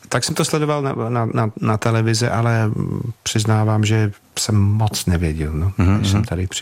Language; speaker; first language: Czech; non-native, fluent; English